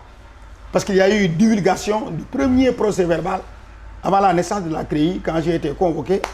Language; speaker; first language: French; non-native, local second language; Wolof